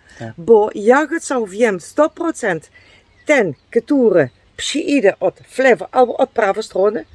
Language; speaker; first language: Polish; non-native, learner; Dutch